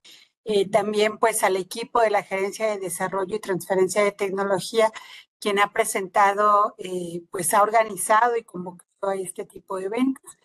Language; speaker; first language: Spanish; native; Spanish